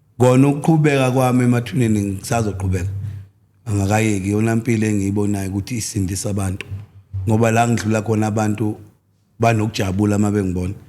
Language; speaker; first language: Zulu; native; Zulu